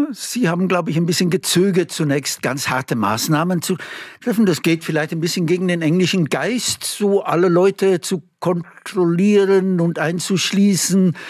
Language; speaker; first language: German; non-native, fluent; English